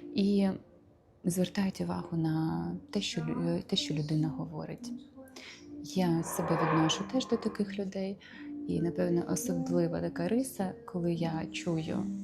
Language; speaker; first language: Ukrainian; non-native, local second language; Russian